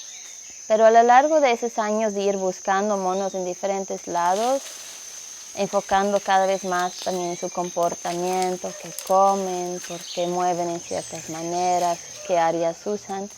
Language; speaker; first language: Spanish; non-native, fluent; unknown